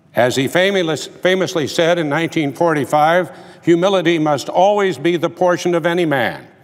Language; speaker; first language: English; native; English